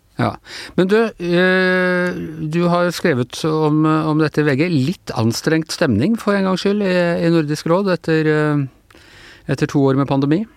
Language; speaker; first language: Norwegian; native; Norwegian